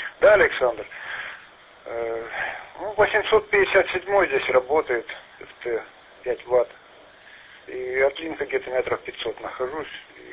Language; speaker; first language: Russian; native; Russian